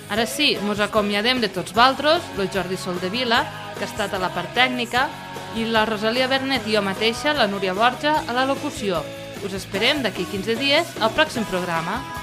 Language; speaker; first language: Catalan; native; Catalan